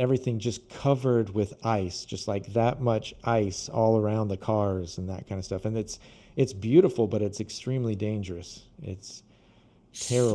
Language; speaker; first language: English; non-native, fluent; Portuguese